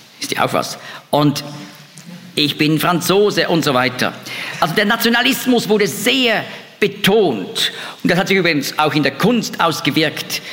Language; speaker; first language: German; native; German